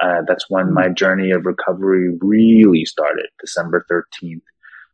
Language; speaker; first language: English; native; English